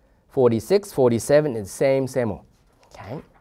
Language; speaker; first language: English; non-native, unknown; Japanese